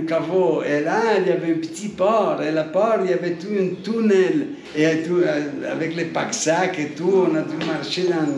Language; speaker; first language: French; non-native, fluent; Italian